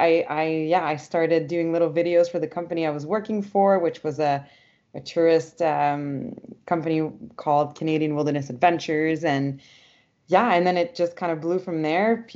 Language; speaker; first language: English; non-native, fluent; French